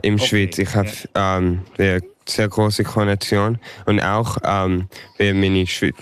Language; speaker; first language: German; early bilingual, heritage; English